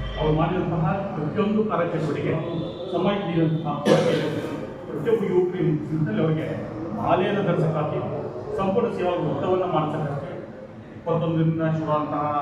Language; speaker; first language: Kannada; non-native, local second language; Lambadi